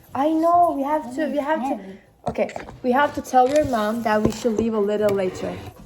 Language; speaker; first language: English; non-native, fluent; Turkish